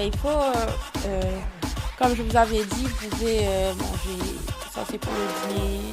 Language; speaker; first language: French; native; French